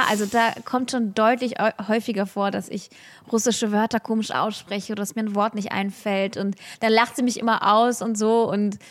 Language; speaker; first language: German; early bilingual, other home language; Russian